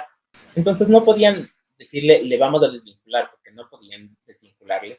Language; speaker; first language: Spanish; native; Spanish